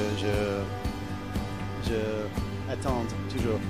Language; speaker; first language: French; non-native, learner; English